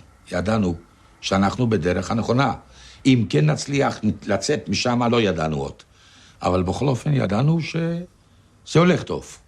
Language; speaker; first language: Hebrew; non-native, fluent; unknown